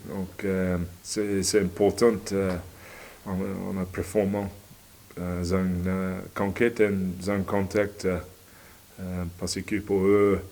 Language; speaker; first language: French; non-native, learner; English